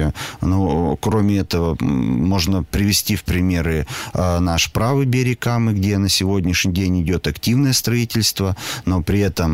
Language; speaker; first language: Russian; native; Russian